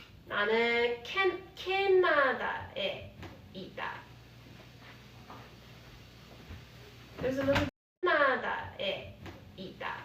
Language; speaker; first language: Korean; non-native, learner; English